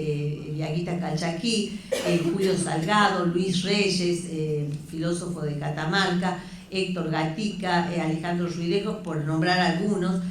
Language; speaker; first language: Spanish; native; Spanish